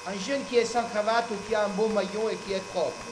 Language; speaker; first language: French; native; French